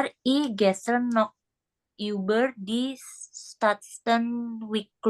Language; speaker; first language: German; non-native, learner; Indonesian